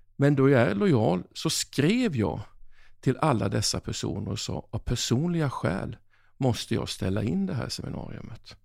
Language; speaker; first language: Swedish; native; Swedish